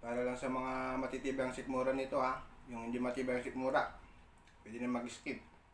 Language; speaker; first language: Filipino; non-native, local second language; Iloko